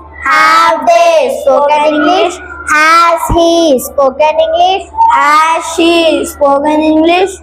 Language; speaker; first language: English; non-native, learner; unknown